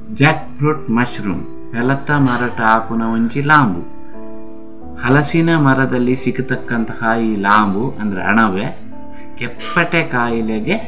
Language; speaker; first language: Kannada; non-native, local second language; Tulu